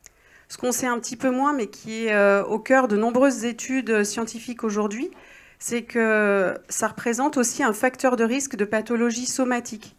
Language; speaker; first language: French; native; French